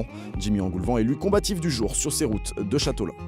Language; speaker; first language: French; native; French